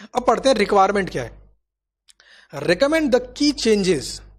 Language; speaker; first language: Hindi; native; Hindi